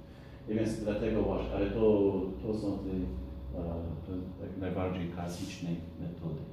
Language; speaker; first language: Polish; non-native, fluent; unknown